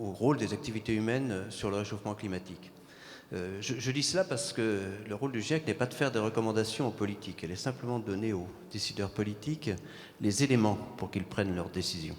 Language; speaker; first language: French; native; French